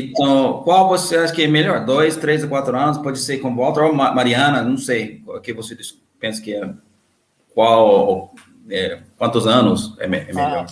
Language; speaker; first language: Portuguese; non-native, learner; English